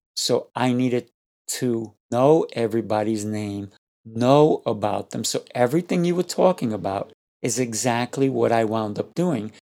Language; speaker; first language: English; non-native, fluent; Spanish